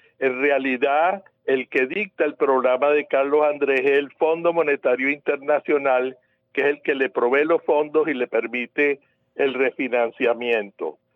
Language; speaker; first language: Spanish; native; Spanish